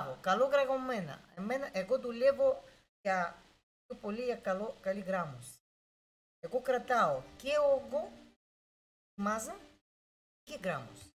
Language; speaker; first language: Greek; non-native, learner; Russian